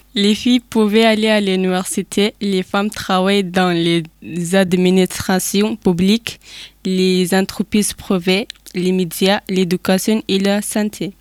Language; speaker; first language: French; non-native, learner; Persian